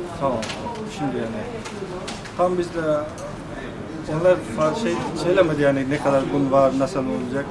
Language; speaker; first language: Turkish; non-native, learner; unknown